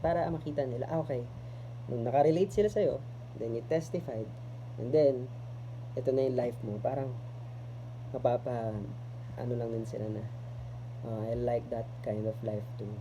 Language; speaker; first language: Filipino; native; Filipino